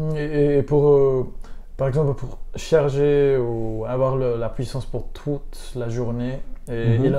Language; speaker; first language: French; non-native, learner; Spanish